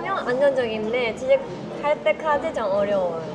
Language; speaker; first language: Korean; non-native, fluent; Japanese